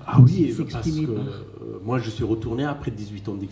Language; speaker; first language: French; non-native, fluent; Persian